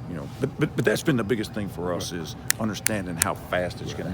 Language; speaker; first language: English; native; English